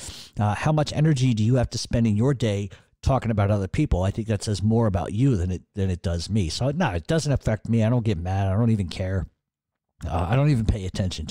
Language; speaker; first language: English; native; English